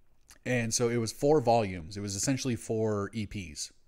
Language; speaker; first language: English; native; English